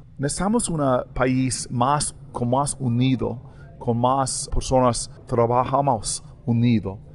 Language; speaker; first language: Spanish; non-native, learner; English